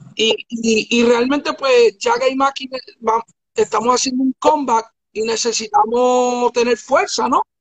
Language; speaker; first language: Spanish; native; Spanish